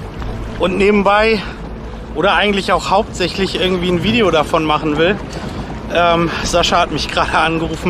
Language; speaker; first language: German; native; German